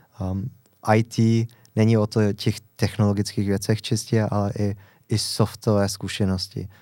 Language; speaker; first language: Czech; non-native, fluent; English